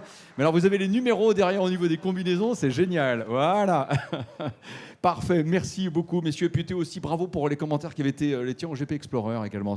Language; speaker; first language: French; native; French